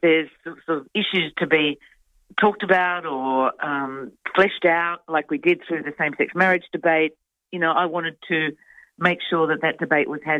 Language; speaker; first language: English; native; English